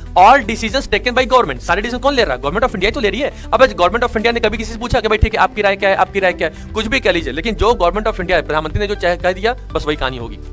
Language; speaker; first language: Hindi; native; Hindi